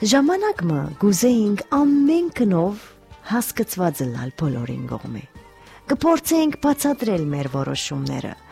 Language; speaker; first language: Armenian; early bilingual, heritage; Armenian